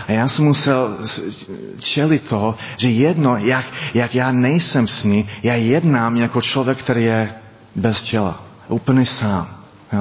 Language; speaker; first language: Czech; non-native, learner; English